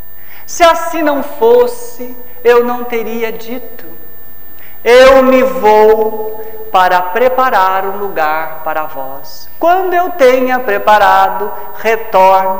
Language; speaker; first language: Portuguese; native; Portuguese